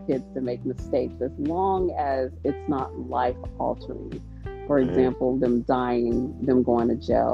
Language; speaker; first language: English; native; English